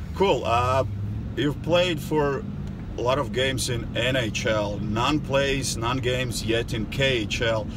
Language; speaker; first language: English; non-native, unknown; Latvian